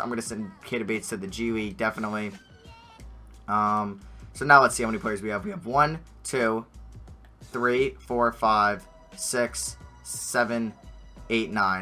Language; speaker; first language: English; native; English